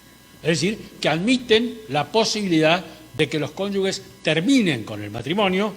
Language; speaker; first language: Spanish; native; Spanish